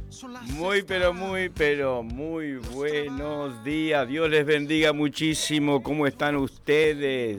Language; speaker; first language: Spanish; native; Spanish